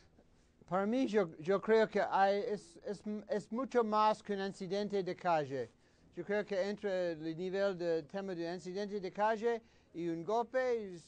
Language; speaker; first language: Spanish; non-native, fluent; English